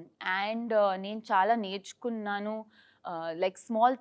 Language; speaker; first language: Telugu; non-native, local second language; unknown